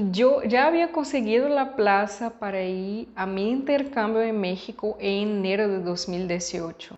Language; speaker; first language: Spanish; non-native, fluent; Portuguese